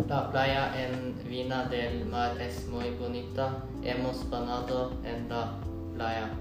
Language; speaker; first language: Spanish; non-native, learner; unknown